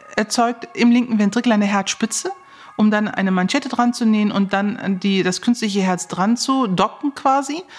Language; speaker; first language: German; native; German